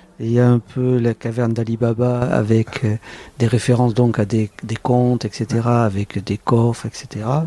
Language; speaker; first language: French; native; French